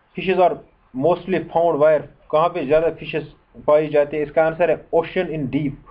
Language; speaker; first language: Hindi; non-native, local second language; Kashmiri